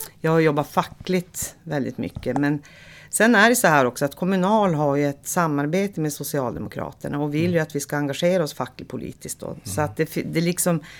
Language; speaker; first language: Swedish; native; Swedish